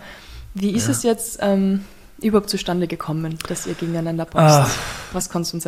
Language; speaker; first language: German; native; German